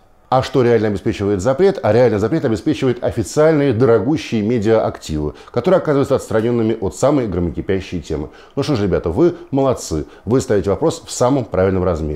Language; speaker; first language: Russian; native; Russian